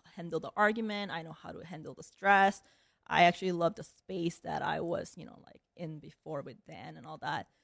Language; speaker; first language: English; early bilingual, other home language; Korean